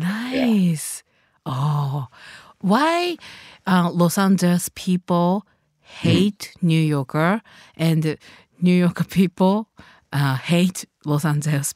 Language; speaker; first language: English; non-native, learner; Japanese